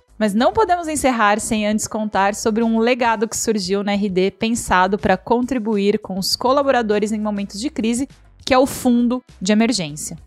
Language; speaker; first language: Portuguese; native; Portuguese